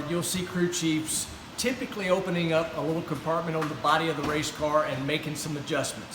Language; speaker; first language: English; native; English